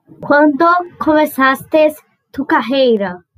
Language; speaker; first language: Spanish; non-native, learner; Portuguese